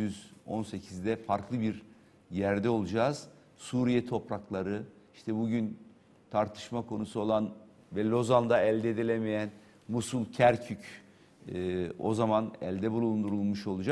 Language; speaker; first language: Turkish; native; Turkish